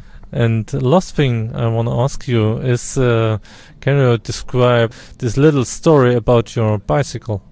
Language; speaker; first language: English; non-native, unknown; German